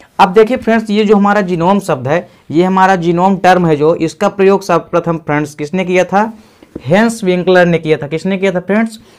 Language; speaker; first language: Hindi; native; Hindi